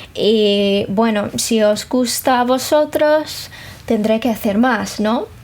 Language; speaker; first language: Spanish; non-native, fluent; English